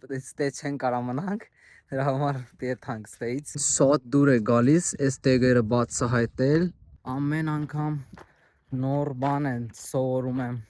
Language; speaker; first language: Armenian; non-native, learner; Hindi